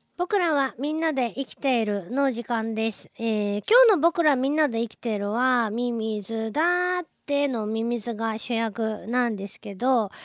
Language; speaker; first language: Japanese; native; Japanese